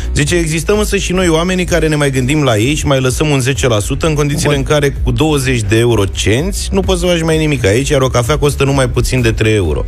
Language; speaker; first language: Romanian; native; Romanian